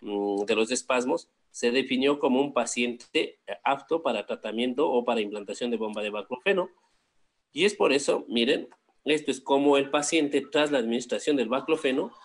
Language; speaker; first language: Spanish; native; Spanish